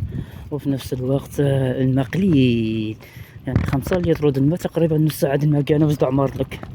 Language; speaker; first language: Arabic; native; Arabic